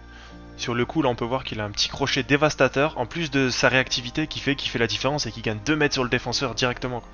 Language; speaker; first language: French; native; French